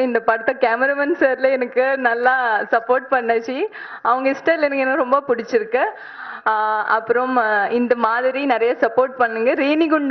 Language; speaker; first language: Tamil; non-native, learner; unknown